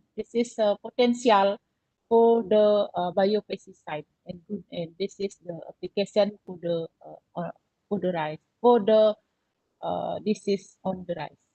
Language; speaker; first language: English; non-native, learner; Indonesian